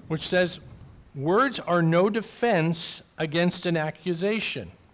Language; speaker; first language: English; native; English